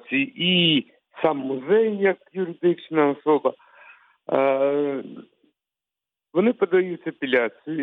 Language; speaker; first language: Ukrainian; non-native, local second language; Russian